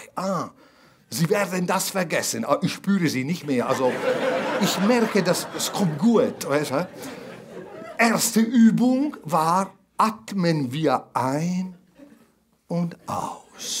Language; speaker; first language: German; non-native, fluent; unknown